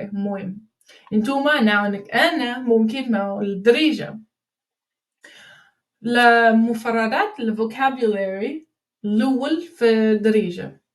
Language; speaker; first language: Arabic; non-native, learner; English